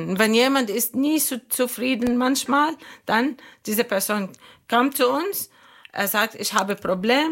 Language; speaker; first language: German; non-native, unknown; Arabic